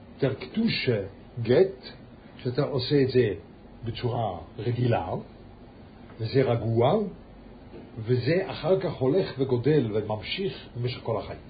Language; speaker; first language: Hebrew; early bilingual, heritage; Yiddish